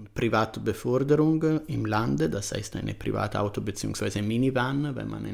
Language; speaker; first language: German; non-native, fluent; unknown